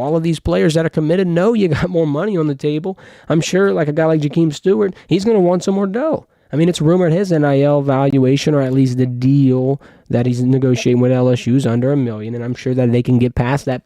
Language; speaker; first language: English; native; English